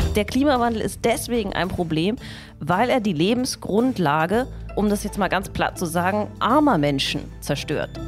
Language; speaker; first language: German; native; German